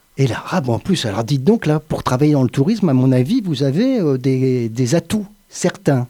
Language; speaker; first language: French; native; French